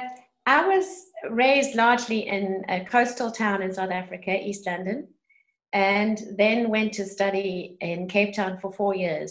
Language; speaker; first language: English; native; English